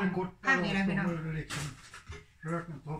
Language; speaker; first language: Swedish; native; Swedish